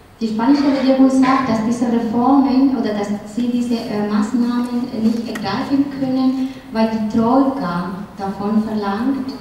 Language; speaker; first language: German; non-native, fluent; Spanish